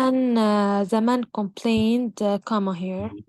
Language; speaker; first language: English; non-native, learner; Arabic